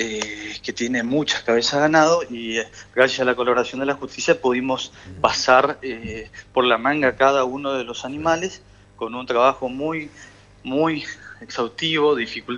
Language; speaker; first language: Spanish; native; Spanish